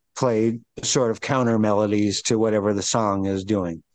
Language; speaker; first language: English; native; English